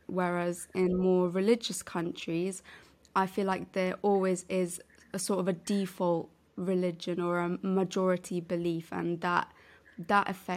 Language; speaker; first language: English; non-native, local second language; Urdu